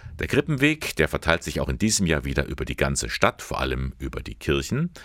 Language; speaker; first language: German; native; German